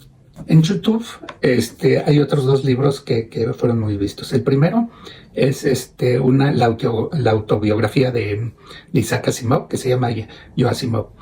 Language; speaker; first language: Spanish; native; Spanish